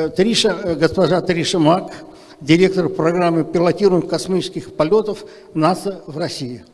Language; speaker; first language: Russian; native; Russian